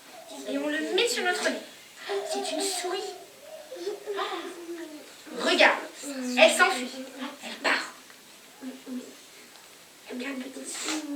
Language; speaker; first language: French; native; French